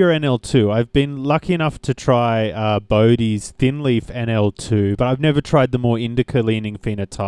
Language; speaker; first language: English; native; English